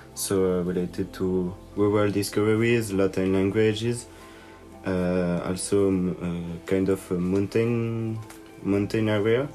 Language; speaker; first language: English; non-native, learner; French